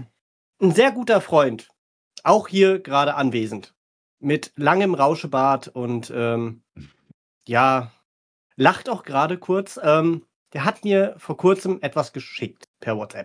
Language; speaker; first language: German; native; German